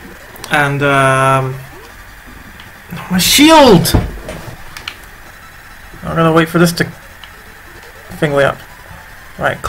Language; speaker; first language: English; native; English